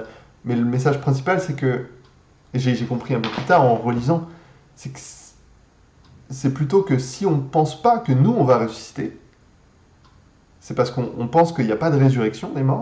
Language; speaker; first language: French; native; French